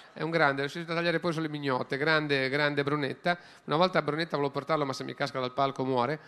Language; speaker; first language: Italian; native; Italian